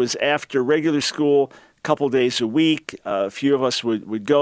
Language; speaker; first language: English; native; English